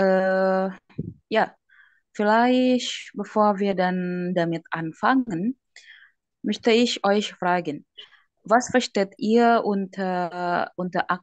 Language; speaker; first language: German; non-native, fluent; Indonesian